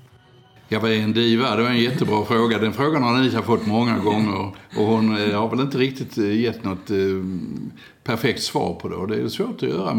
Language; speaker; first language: Swedish; native; Swedish